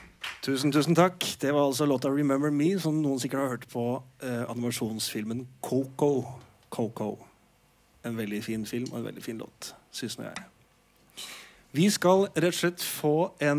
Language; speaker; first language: Norwegian; native; Norwegian